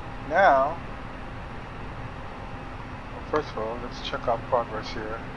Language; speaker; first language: English; native; English